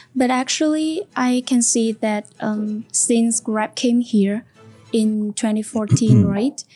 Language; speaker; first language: English; non-native, fluent; Vietnamese